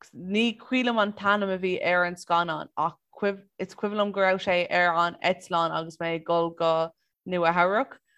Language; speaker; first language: Irish; non-native, local second language; English